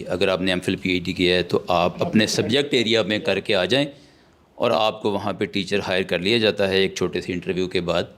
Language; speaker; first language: Urdu; native; Urdu